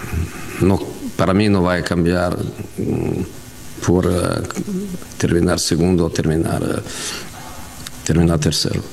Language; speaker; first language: Spanish; non-native, fluent; Portuguese